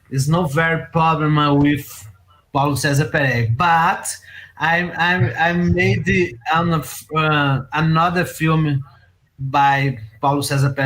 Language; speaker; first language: English; non-native, learner; Portuguese